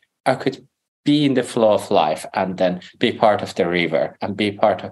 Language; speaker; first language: English; non-native, fluent; Persian